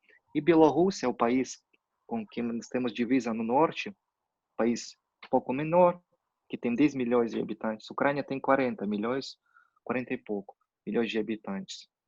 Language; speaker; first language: Portuguese; non-native, fluent; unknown